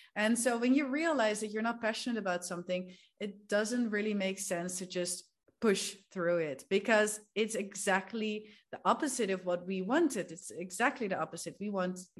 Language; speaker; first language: English; non-native, fluent; Dutch